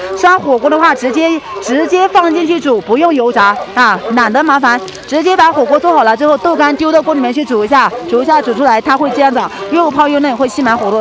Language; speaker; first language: Chinese; native; Chinese